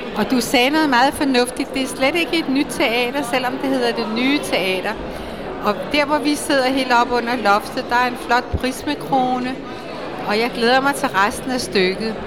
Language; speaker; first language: Danish; native; Danish